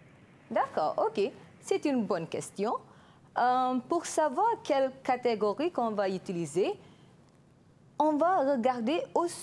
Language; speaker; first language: French; non-native, fluent; Malay